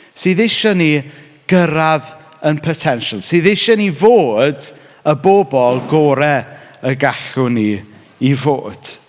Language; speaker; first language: Welsh; native; Welsh